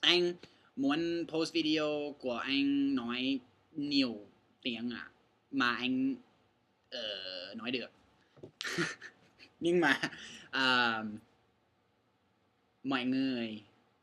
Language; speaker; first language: Vietnamese; non-native, learner; English